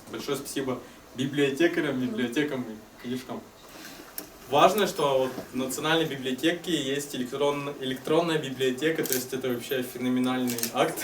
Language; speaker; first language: Russian; native; Russian